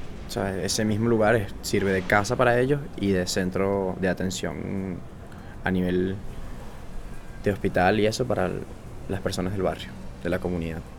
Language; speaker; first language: Spanish; native; Spanish